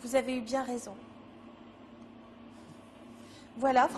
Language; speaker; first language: French; native; French